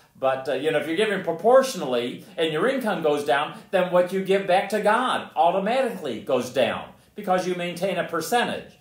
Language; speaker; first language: English; native; English